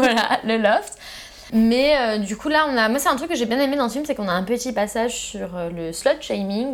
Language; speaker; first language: French; native; French